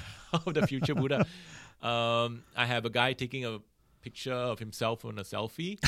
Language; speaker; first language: English; native; English